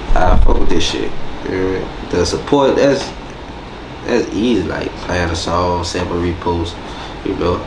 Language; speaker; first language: English; native; English